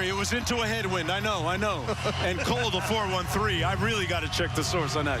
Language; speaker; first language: English; native; English